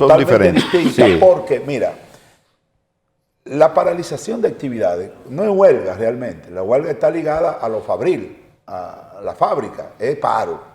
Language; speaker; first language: Spanish; native; Spanish